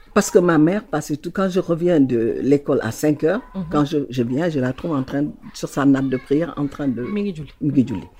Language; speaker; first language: French; non-native, local second language; Wolof